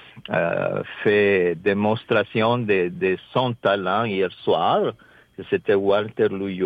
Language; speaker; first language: French; non-native, fluent; Spanish